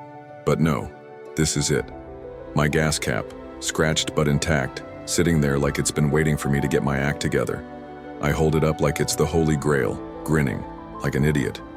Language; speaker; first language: English; native; English